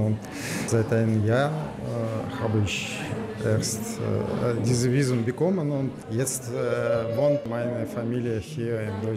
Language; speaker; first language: German; non-native, learner; Russian